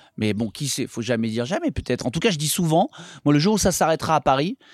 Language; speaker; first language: French; native; French